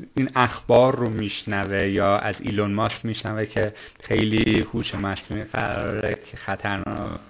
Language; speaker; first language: Persian; native; Persian